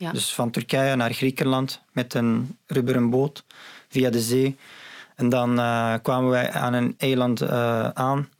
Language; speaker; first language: Dutch; non-native, fluent; Arabic